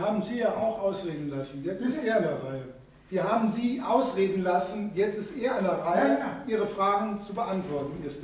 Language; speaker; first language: German; native; German